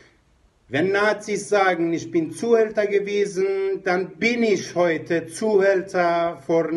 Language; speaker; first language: German; non-native, fluent; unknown